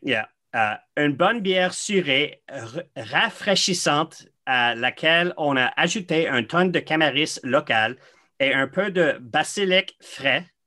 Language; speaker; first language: French; non-native, learner; English